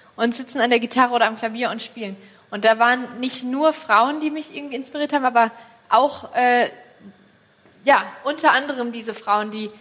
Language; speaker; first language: German; native; German